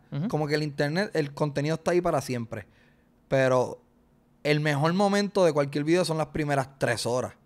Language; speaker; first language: Spanish; native; Spanish